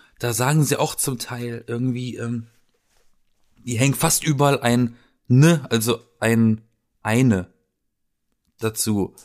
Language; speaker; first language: German; native; German